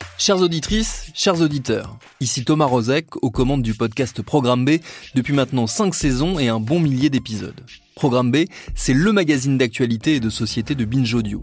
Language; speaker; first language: French; native; French